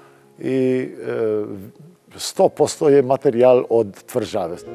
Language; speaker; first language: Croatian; non-native, local second language; Albanian